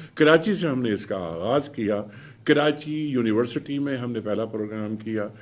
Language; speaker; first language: Urdu; native; Urdu